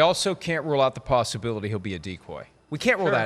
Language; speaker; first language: English; native; English